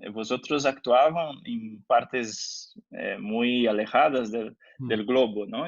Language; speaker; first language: Spanish; non-native, fluent; Portuguese